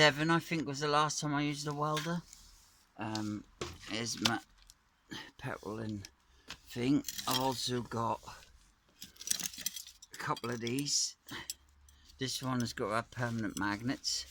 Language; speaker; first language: English; native; English